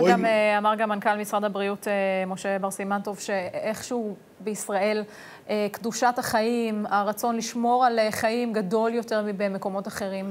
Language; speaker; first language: Hebrew; native; Hebrew